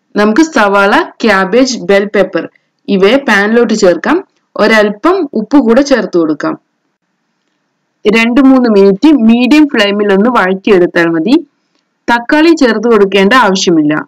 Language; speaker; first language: Malayalam; native; Malayalam